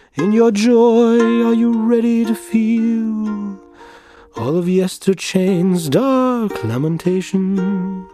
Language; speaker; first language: English; native; English